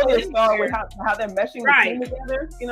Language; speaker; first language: English; native; English